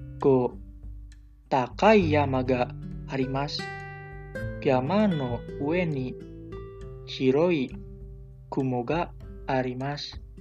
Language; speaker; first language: Japanese; non-native, learner; Indonesian